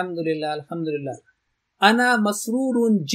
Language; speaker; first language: Arabic; non-native, fluent; Urdu